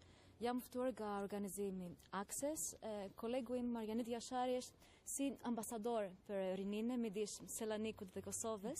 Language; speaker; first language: Albanian; non-native, learner; Greek